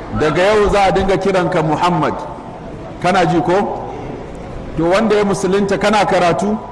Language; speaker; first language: Hausa; native; Hausa